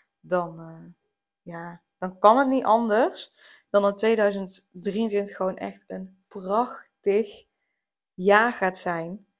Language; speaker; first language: Dutch; native; Dutch